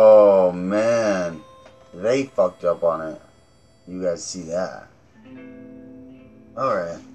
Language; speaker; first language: English; native; English